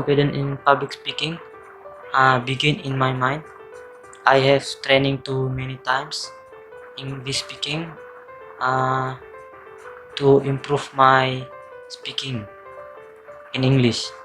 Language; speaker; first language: English; non-native, local second language; Malay